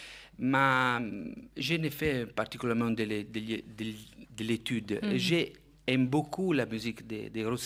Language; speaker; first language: French; non-native, fluent; Italian